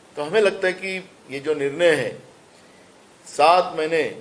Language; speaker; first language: Hindi; non-native, local second language; Marathi